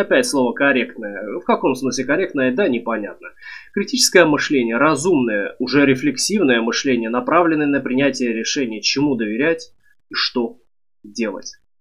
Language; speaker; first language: Russian; native; Russian